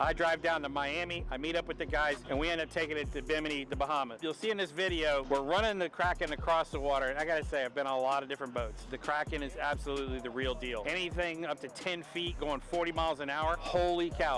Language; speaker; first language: English; native; English